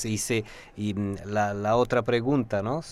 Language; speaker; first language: Spanish; non-native, learner; Italian